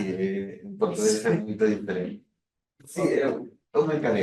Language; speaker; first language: Portuguese; non-native, fluent; Spanish